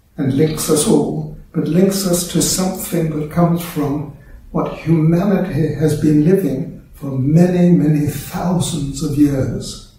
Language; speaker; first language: English; native; English